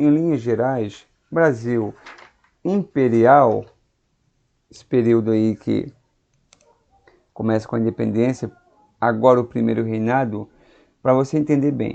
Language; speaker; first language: Portuguese; native; Portuguese